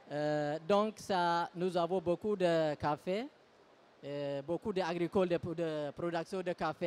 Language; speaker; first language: French; non-native, learner; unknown